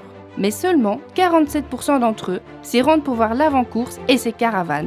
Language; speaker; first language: French; native; French